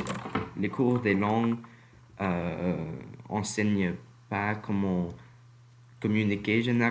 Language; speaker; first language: French; non-native, learner; English